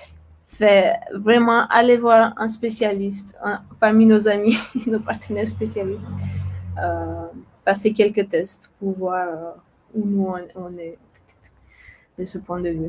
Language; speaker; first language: French; non-native, fluent; Romanian